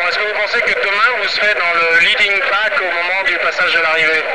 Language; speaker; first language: French; native; French